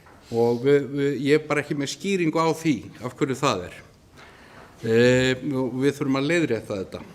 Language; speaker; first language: Icelandic; native; Icelandic